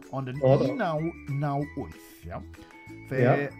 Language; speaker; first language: Welsh; native; Welsh